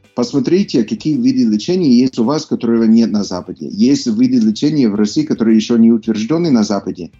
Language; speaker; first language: Russian; non-native, fluent; English